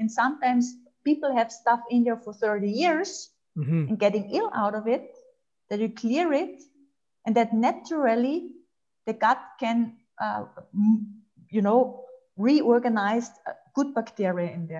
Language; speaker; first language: English; non-native, fluent; German